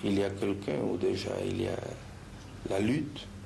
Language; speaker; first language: French; non-native, fluent; Spanish